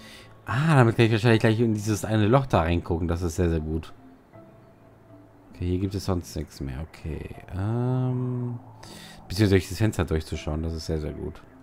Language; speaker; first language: German; native; German